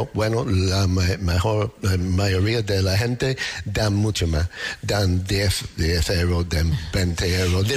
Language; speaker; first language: Spanish; non-native, learner; English